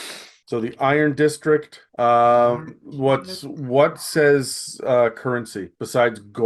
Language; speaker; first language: English; native; English